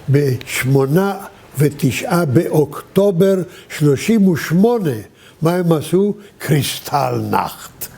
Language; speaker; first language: Hebrew; early bilingual, other home language; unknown